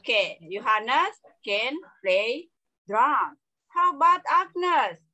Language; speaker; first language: English; non-native, learner; Indonesian